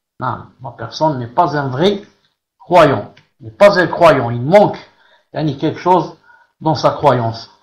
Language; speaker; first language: French; non-native, local second language; Arabic